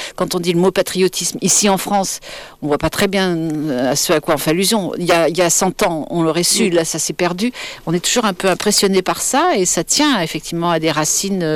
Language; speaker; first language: French; native; French